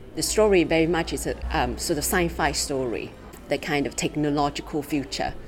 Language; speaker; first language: English; non-native, fluent; Chinese